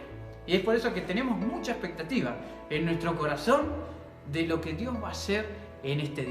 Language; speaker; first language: Spanish; native; Spanish